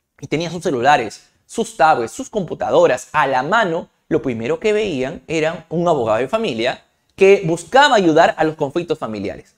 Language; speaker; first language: Spanish; native; Spanish